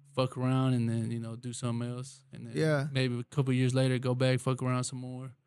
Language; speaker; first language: English; early bilingual, other home language; Spanish